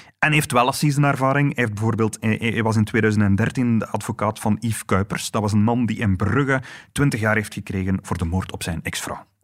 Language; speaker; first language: Dutch; native; Dutch